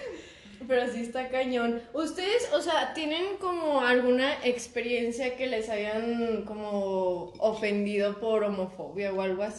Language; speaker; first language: Spanish; native; Spanish